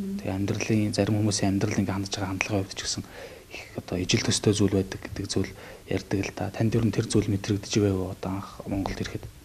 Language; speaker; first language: Mongolian; native; Mongolian